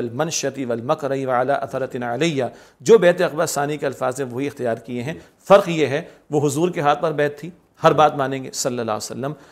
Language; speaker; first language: Urdu; native; Urdu